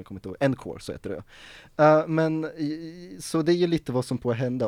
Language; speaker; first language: Swedish; native; Swedish